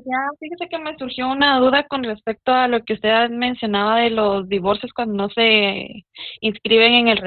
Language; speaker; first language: Spanish; native; Spanish